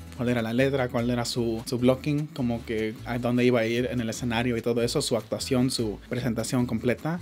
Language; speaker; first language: Spanish; early bilingual, heritage; Spanish